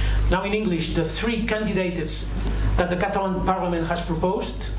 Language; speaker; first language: English; non-native, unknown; Catalan